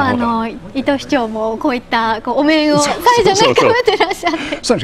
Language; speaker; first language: Japanese; native; Japanese